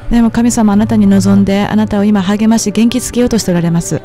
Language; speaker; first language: Japanese; native; Japanese